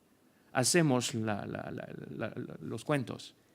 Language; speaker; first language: Spanish; non-native, fluent; French